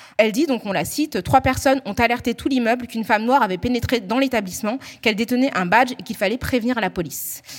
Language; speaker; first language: French; native; French